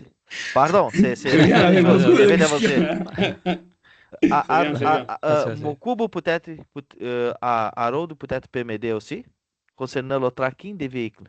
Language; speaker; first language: French; non-native, fluent; Portuguese